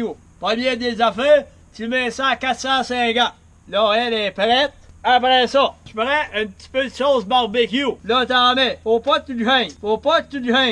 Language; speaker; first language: French; native; French